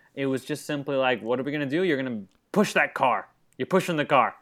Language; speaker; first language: English; native; English